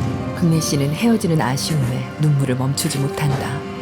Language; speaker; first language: Korean; native; Korean